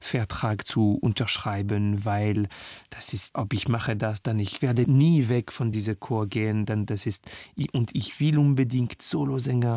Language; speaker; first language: German; non-native, learner; French